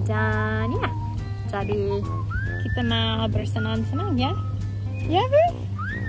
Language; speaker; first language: Indonesian; non-native, learner; English